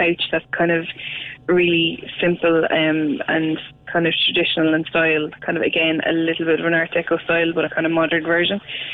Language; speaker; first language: English; native; English